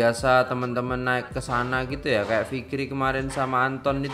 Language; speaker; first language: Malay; non-native, local second language; Javanese